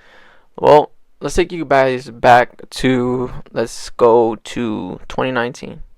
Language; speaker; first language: English; native; English